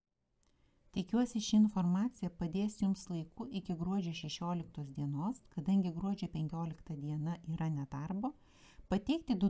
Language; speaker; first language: Lithuanian; native; Lithuanian